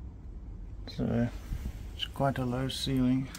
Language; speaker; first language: English; native; English